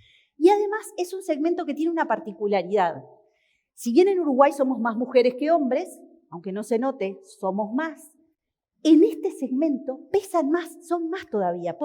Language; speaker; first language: Spanish; native; Spanish